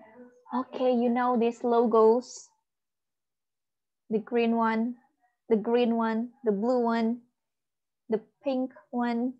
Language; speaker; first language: English; non-native, learner; Indonesian